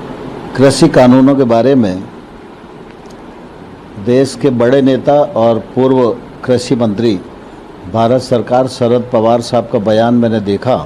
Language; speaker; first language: Hindi; native; Hindi